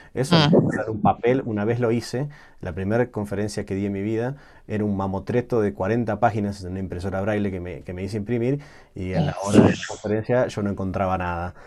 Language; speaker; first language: Spanish; native; Spanish